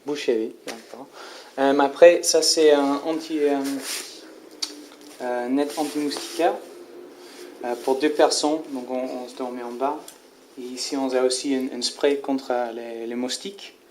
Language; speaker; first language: French; non-native, learner; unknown